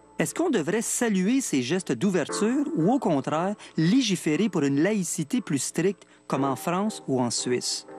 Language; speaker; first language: French; native; French